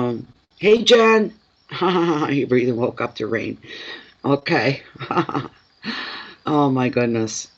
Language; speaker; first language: English; native; English